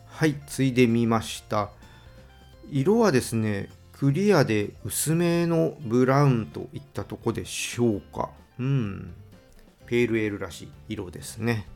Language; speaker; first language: Japanese; native; Japanese